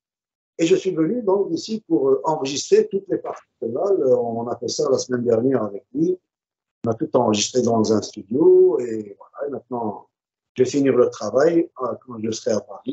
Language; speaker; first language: French; non-native, local second language; Arabic